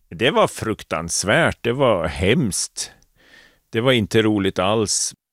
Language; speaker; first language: Swedish; native; Swedish